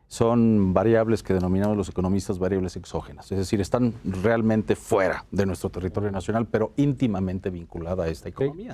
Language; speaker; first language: Spanish; native; Spanish